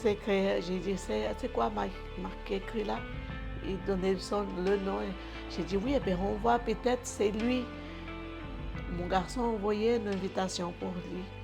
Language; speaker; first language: French; non-native, learner; Portuguese